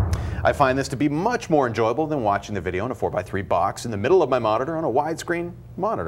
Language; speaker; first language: English; native; English